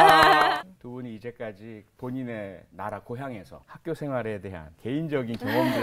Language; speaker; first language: Korean; native; Korean